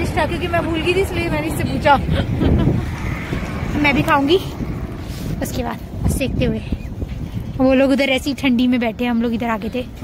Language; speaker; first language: Hindi; native; Hindi